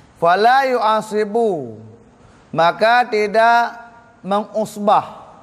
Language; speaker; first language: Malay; non-native, local second language; Achinese